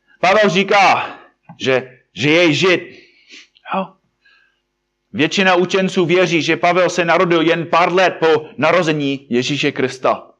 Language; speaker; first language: Czech; non-native, fluent; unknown